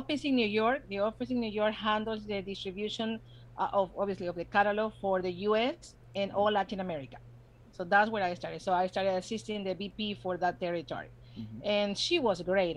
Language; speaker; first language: English; non-native, fluent; Spanish